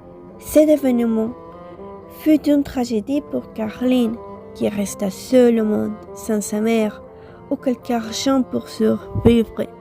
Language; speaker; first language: French; non-native, fluent; Spanish